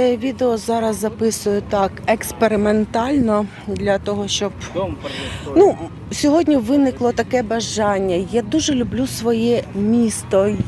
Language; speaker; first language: Ukrainian; non-native, local second language; Russian